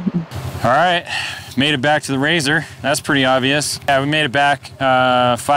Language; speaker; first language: English; native; English